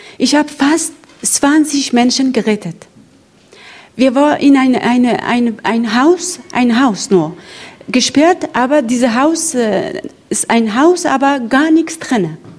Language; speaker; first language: German; non-native, learner; Persian